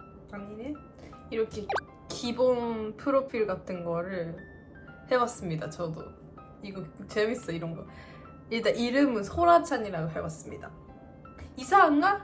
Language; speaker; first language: Korean; non-native, fluent; Japanese